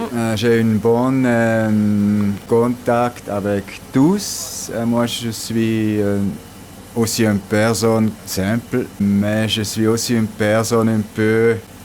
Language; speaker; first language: French; non-native, local second language; German